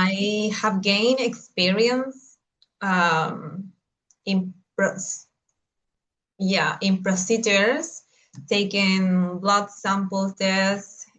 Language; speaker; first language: English; non-native, learner; Spanish